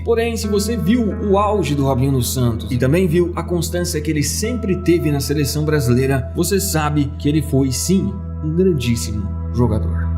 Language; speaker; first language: Portuguese; native; Portuguese